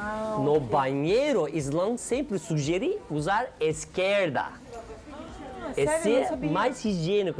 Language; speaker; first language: Portuguese; non-native, learner; Turkish